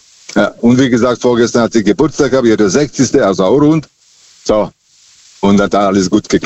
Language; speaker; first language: German; native; German